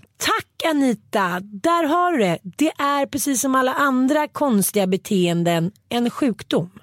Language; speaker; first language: Swedish; native; Swedish